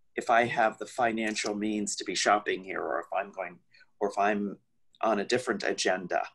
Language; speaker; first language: English; native; English